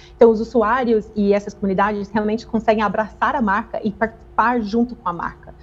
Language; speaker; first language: Portuguese; non-native, fluent; English